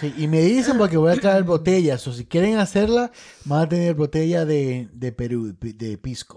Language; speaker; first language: Spanish; early bilingual, other home language; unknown